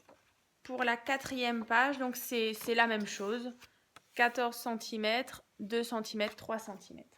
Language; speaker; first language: French; native; French